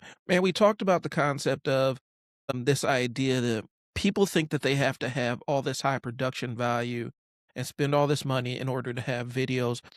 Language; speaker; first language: English; native; English